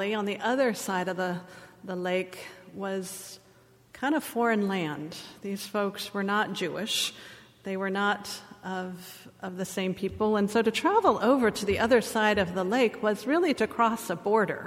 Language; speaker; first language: English; native; English